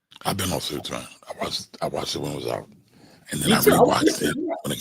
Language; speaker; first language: English; native; English